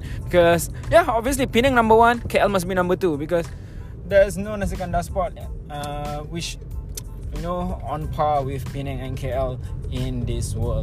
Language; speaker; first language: English; non-native, local second language; Malay